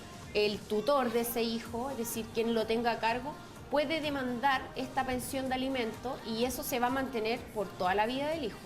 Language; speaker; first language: Spanish; native; Spanish